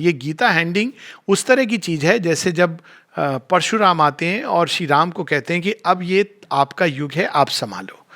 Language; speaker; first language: Hindi; native; Hindi